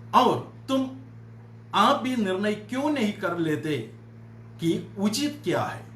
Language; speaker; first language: Hindi; non-native, local second language; Malayalam